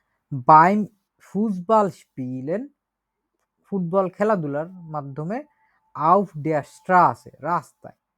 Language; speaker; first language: German; non-native, learner; Bangla